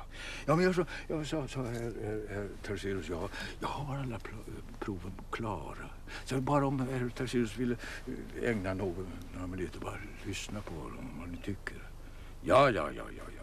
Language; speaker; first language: Swedish; native; Swedish